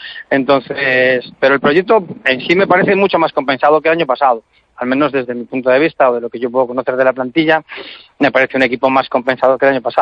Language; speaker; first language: Spanish; native; Spanish